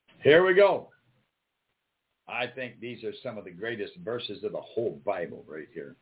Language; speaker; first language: English; native; English